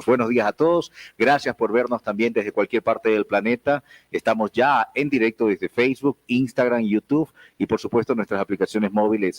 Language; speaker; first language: Spanish; native; Spanish